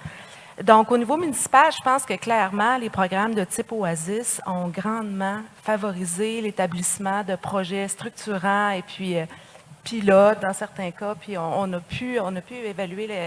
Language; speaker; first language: French; native; French